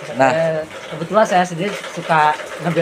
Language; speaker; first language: Indonesian; non-native, local second language; Sundanese